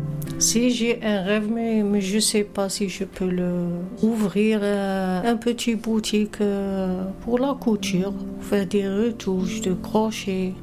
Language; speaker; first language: French; non-native, fluent; Arabic